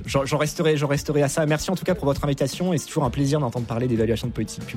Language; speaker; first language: French; native; French